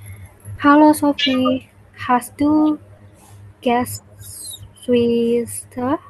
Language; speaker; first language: German; non-native, learner; Indonesian